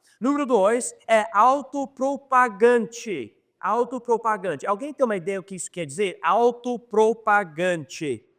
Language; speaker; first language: Portuguese; non-native, fluent; English